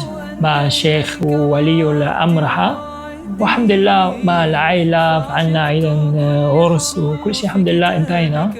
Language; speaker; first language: Arabic; non-native, fluent; Korean